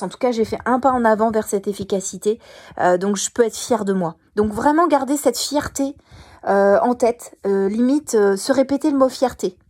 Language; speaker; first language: French; native; French